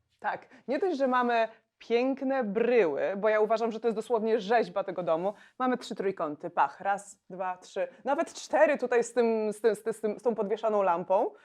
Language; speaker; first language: Polish; native; Polish